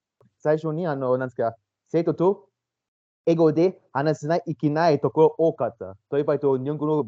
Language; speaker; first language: Japanese; non-native, learner; Luxembourgish